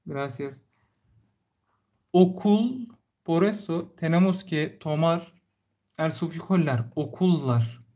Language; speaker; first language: Spanish; non-native, learner; Turkish